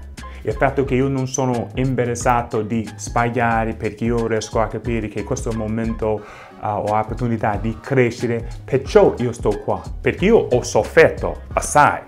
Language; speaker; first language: Italian; non-native, fluent; English